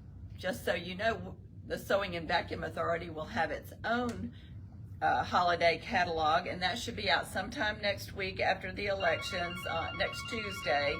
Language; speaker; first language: English; native; English